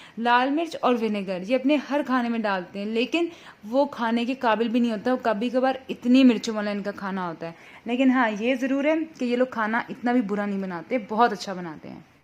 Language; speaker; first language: Urdu; native; Urdu